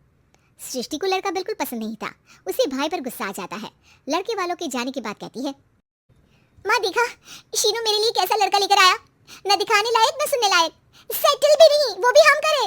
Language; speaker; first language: Hindi; native; Hindi